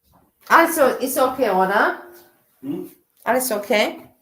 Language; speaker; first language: German; non-native, learner; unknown